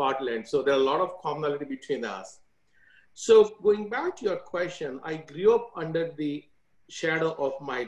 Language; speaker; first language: English; non-native, local second language; Gujarati